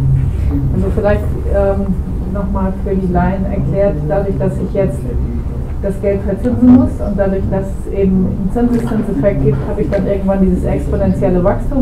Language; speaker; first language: German; native; German